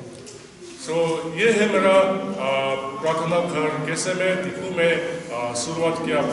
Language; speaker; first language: Hindi; non-native, local second language; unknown